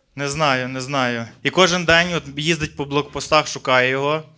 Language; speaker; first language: Ukrainian; native; Ukrainian